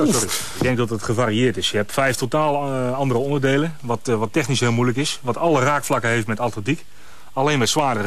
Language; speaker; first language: Dutch; native; Dutch